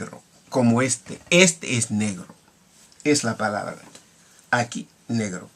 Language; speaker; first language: Spanish; non-native, learner; English